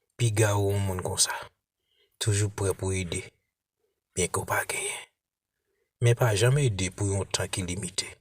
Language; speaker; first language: Haitian Creole; native; Haitian Creole